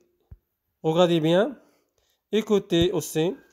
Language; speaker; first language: French; non-native, local second language; Arabic